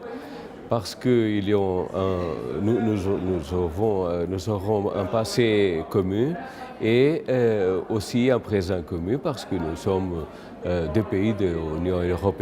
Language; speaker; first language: French; non-native, learner; Portuguese